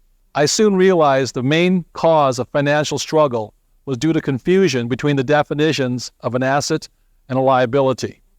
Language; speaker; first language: English; native; English